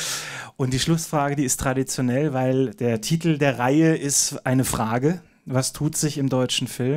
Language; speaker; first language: German; native; German